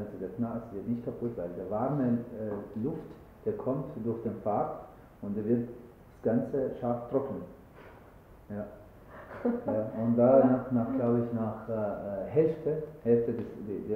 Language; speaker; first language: German; non-native, learner; Arabic